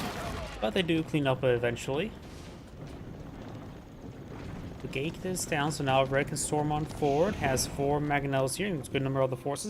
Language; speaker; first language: English; native; English